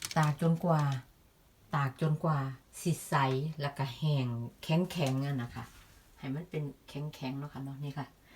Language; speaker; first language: Thai; non-native, local second language; Northeastern Thai